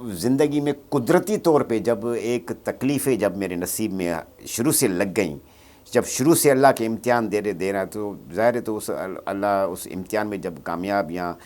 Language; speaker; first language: Urdu; non-native, local second language; Sindhi